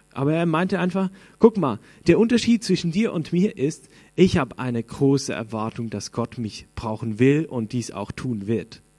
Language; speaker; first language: German; native; German